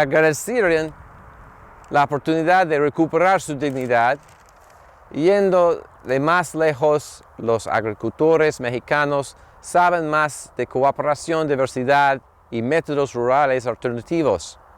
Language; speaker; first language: Spanish; non-native, fluent; English